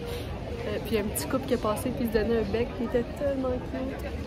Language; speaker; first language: French; native; French